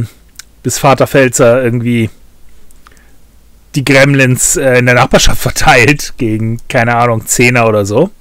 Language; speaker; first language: German; native; German